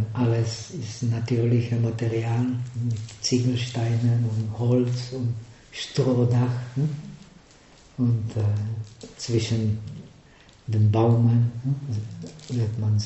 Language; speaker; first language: German; non-native, fluent; Czech